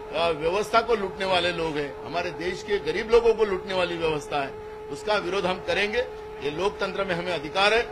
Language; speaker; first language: Hindi; non-native, local second language; Marathi